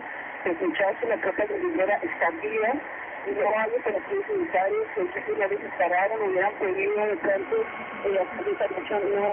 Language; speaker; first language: Spanish; native; Spanish